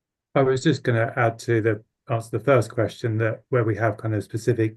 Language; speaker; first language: English; native; English